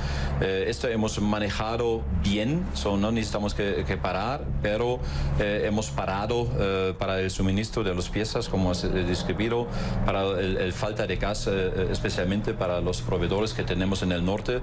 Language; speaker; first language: Spanish; non-native, fluent; German